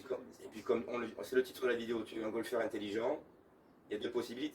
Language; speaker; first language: French; native; French